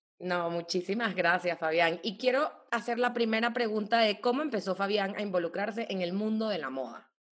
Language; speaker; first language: Spanish; native; Spanish